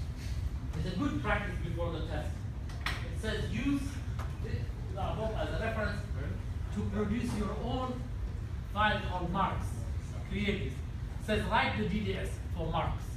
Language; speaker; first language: English; non-native, fluent; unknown